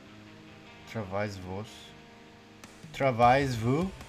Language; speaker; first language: French; non-native, learner; English